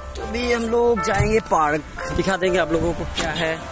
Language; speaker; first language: Hindi; non-native, local second language; Bangla